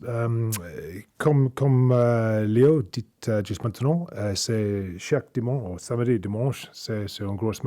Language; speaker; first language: French; non-native, learner; English